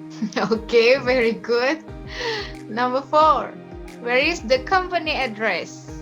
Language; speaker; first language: English; non-native, learner; Indonesian